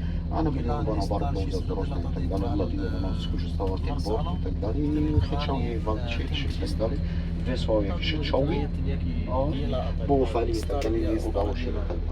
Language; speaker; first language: Polish; non-native, learner; Arabic